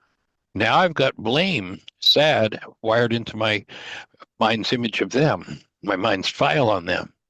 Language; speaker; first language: English; native; English